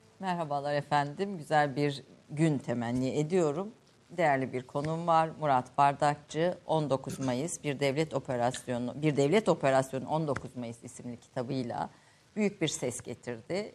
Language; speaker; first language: Turkish; native; Turkish